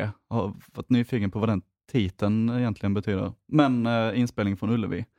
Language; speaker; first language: Swedish; native; Swedish